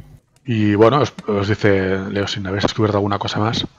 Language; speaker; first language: Spanish; native; Spanish